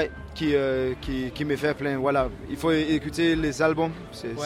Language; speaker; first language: French; non-native, learner; Danish